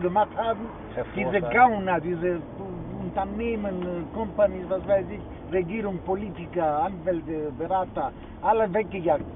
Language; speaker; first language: German; non-native, learner; Greek